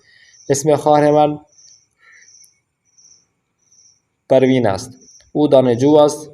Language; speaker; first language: Persian; non-native, fluent; Urdu